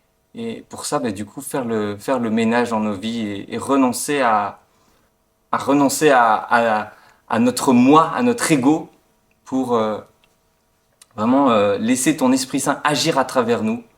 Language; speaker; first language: French; native; French